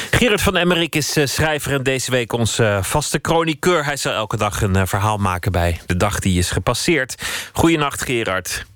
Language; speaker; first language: Dutch; native; Dutch